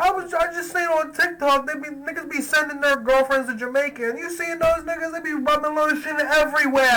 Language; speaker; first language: English; native; English